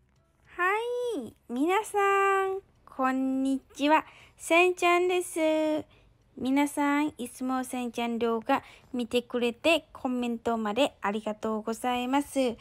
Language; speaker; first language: Japanese; non-native, learner; Thai